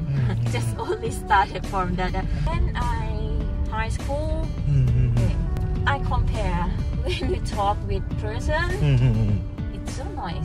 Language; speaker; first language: English; non-native, learner; Thai